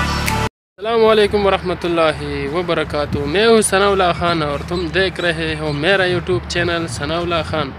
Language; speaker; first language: Hindi; non-native, local second language; Pashto